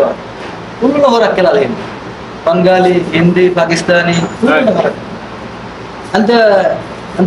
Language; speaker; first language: Arabic; non-native, learner; Bangla